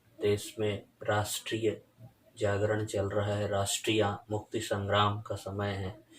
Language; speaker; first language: Hindi; native; Hindi